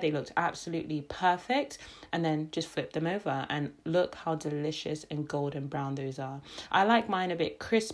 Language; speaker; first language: English; native; English